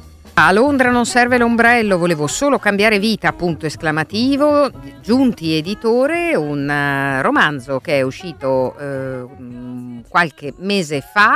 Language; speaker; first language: Italian; native; Italian